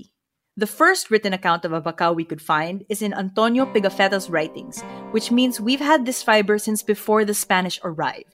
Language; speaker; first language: English; non-native, local second language; Filipino